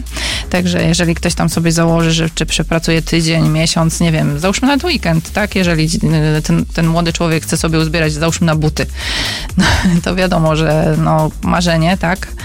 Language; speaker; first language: Polish; native; Polish